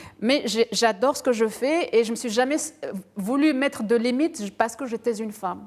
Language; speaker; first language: French; early bilingual, other home language; Arabic